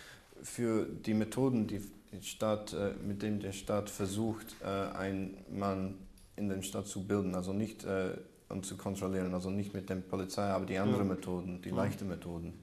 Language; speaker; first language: German; non-native, learner; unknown